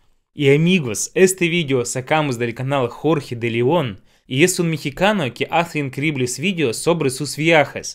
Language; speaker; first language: Spanish; non-native, fluent; Russian